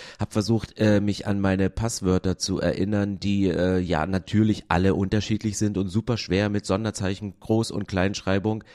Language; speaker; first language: German; native; German